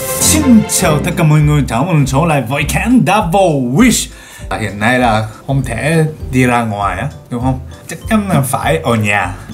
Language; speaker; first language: Vietnamese; non-native, learner; Japanese